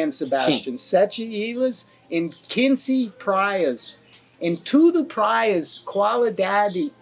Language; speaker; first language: Portuguese; non-native, learner; English